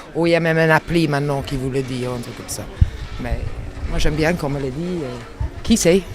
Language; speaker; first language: French; non-native, fluent; English